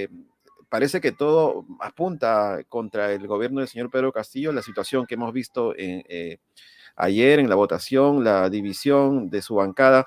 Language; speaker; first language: Spanish; native; Spanish